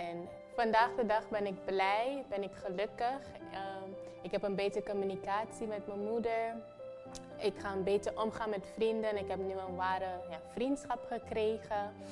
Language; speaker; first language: Dutch; non-native, local second language; Papiamento